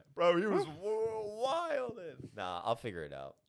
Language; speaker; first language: English; early bilingual, other home language; Hindi